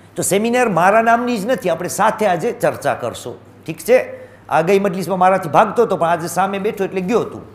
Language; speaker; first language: Gujarati; early bilingual, heritage; Gujarati